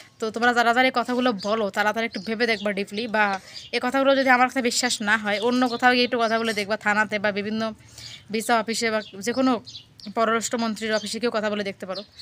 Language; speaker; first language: Bangla; native; Bangla